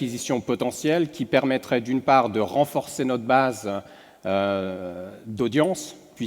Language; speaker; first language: French; native; French